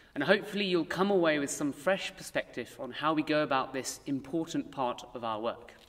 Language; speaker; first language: English; native; English